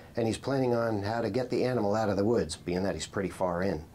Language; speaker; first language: English; native; English